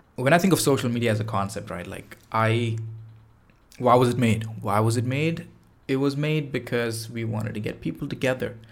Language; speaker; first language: English; non-native, local second language; Tamil